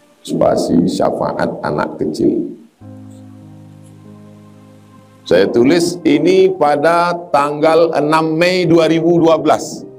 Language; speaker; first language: Malay; native; Malay